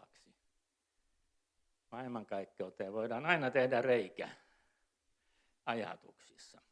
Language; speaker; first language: Finnish; native; Finnish